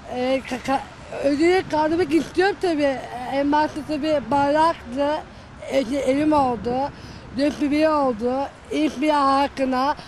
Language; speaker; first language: Turkish; native; Turkish